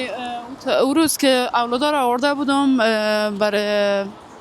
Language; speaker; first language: Persian; native; Persian